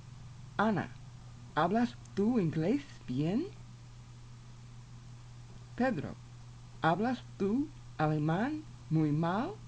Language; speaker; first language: Spanish; non-native, fluent; English